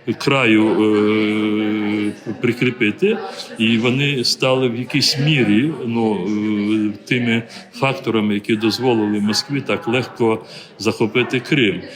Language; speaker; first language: Ukrainian; non-native, local second language; Crimean Tatar